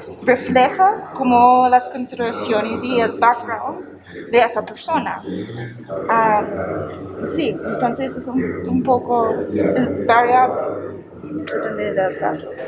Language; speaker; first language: Spanish; non-native, fluent; English